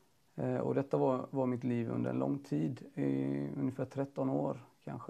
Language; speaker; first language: Swedish; native; Swedish